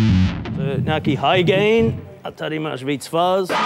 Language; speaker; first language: Czech; non-native, fluent; English